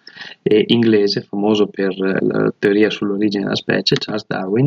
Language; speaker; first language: Italian; native; Italian